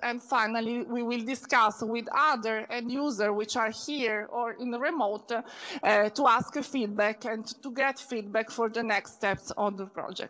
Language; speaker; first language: English; non-native, fluent; Italian